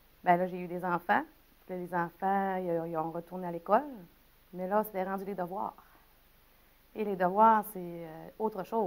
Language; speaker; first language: French; native; French